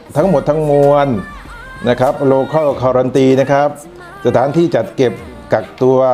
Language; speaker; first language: Thai; non-native, local second language; Northern Khmer